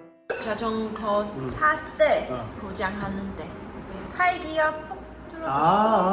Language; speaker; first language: Korean; non-native, learner; Chinese